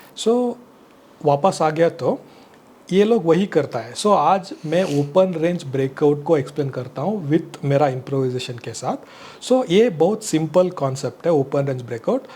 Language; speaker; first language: Hindi; non-native, local second language; Kannada